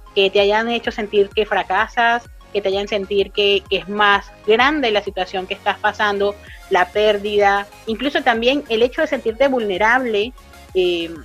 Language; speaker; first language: Spanish; native; Spanish